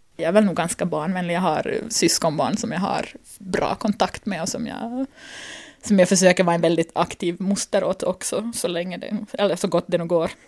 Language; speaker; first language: Swedish; native; Swedish